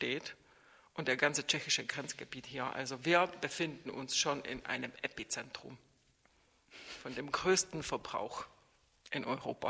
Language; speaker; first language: German; non-native, fluent; Czech